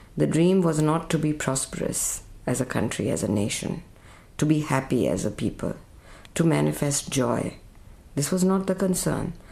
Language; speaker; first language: English; non-native, local second language; Urdu